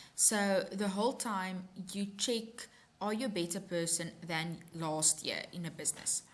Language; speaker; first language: English; non-native, local second language; Afrikaans